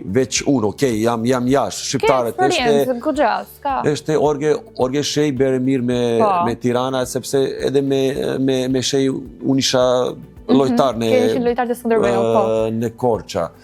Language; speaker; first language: Albanian; non-native, learner; Serbian